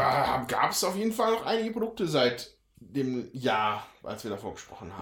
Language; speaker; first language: German; native; German